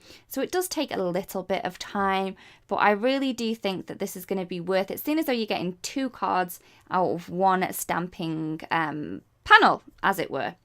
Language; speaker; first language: English; native; English